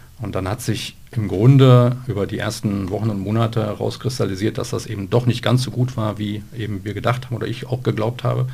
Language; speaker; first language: German; native; German